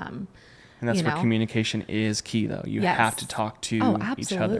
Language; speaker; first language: English; native; English